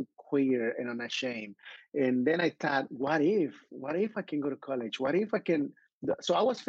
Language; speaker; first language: English; non-native, fluent; Spanish